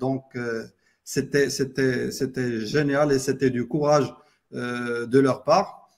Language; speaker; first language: French; non-native, local second language; Arabic